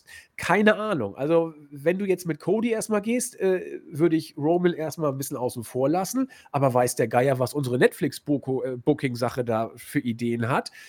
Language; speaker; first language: German; native; German